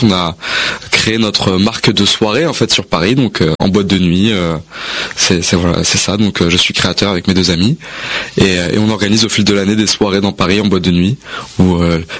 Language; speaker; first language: French; native; French